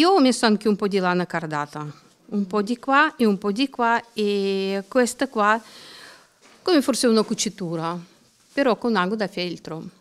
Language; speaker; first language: Italian; non-native, learner; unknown